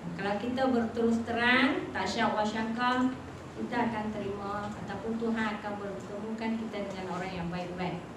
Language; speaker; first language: Malay; non-native, local second language; Tamil